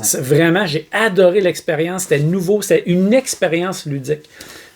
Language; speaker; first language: French; native; French